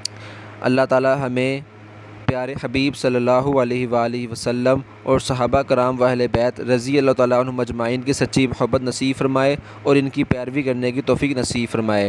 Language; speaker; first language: Urdu; native; Urdu